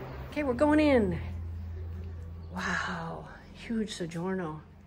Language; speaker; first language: English; native; English